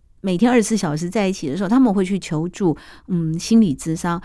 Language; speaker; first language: Chinese; native; Chinese